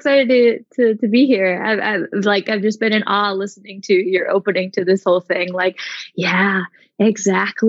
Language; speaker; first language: English; native; English